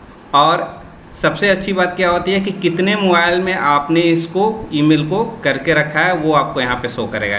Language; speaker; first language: Hindi; native; Hindi